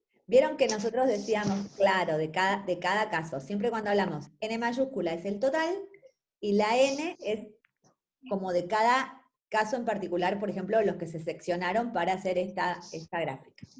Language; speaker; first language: Spanish; native; Spanish